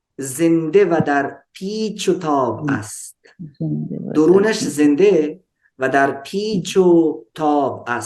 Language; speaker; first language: Persian; non-native, fluent; Urdu